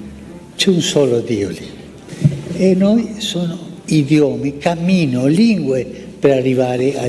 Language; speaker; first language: Italian; non-native, fluent; Spanish